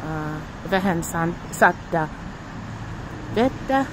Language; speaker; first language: Finnish; non-native, learner; English